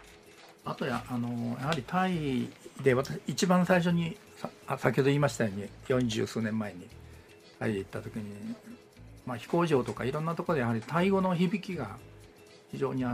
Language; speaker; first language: Japanese; native; Japanese